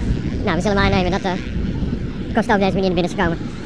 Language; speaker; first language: Dutch; native; Dutch